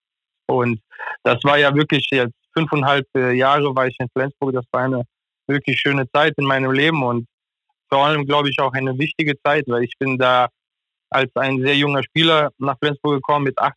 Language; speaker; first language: German; non-native, fluent; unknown